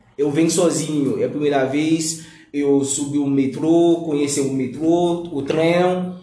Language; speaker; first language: Portuguese; non-native, learner; Haitian Creole